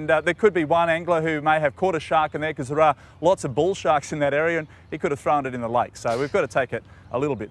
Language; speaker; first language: English; native; English